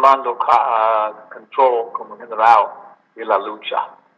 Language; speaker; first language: Spanish; non-native, learner; English